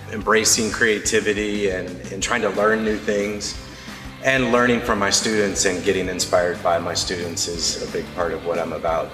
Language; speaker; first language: English; native; English